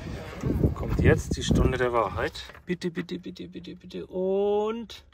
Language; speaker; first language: German; native; German